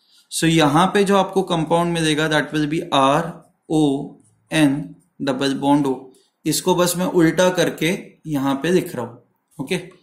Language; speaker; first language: Hindi; non-native, local second language; Marathi